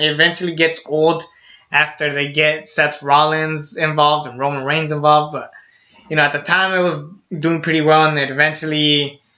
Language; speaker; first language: English; native; English